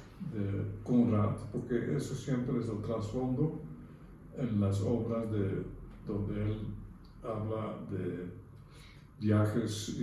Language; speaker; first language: Spanish; non-native, fluent; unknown